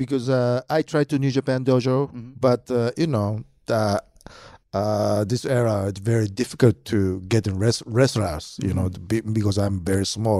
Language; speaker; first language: English; non-native, learner; Japanese